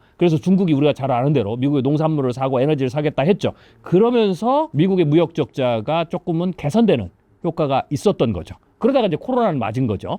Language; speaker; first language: Korean; native; Korean